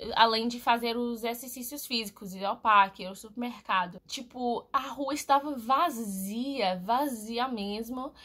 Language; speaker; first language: Portuguese; non-native, fluent; English